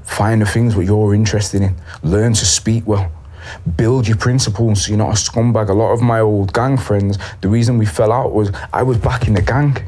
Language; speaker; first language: English; native; English